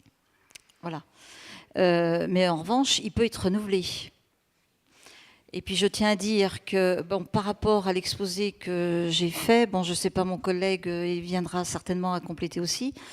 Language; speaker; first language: French; native; French